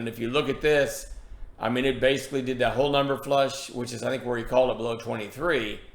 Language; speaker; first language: English; native; English